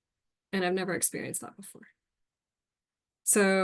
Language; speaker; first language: English; native; English